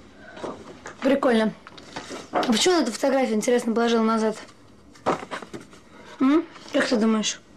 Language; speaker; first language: Russian; native; Russian